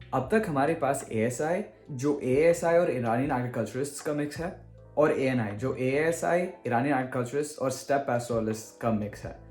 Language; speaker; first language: Hindi; early bilingual, heritage; Hindi